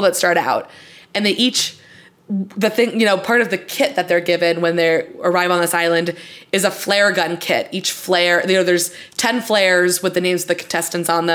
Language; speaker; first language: English; native; English